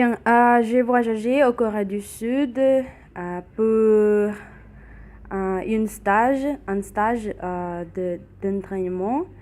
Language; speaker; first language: French; non-native, learner; Spanish